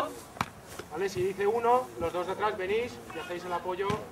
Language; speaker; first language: Spanish; native; Spanish